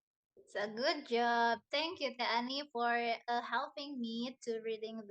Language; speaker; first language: English; non-native, learner; Indonesian